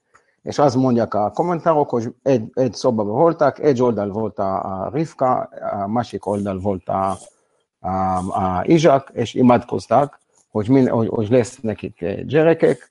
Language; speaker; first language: Hungarian; non-native, learner; Hebrew